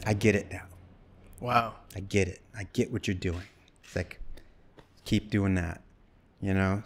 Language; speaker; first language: English; native; English